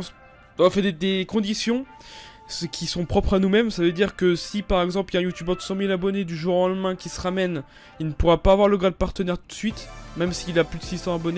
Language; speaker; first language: French; native; French